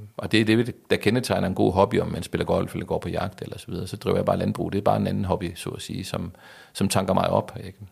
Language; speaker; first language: Danish; native; Danish